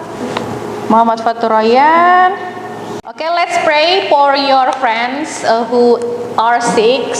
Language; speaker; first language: English; non-native, fluent; Indonesian